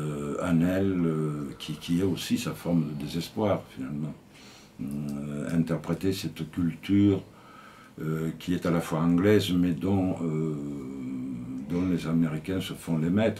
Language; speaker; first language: French; native; French